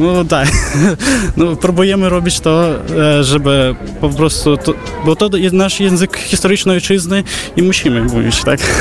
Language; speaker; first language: Polish; non-native, fluent; Russian